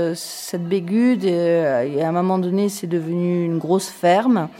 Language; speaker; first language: French; native; French